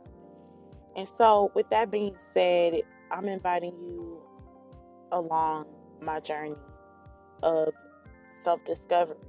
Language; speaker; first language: English; native; English